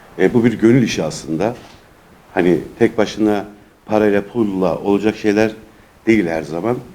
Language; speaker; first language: Turkish; native; Turkish